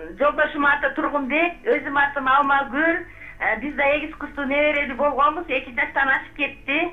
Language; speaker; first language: Kyrgyz; native; Kyrgyz